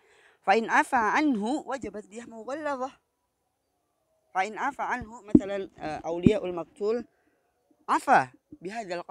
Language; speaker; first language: Arabic; non-native, fluent; Indonesian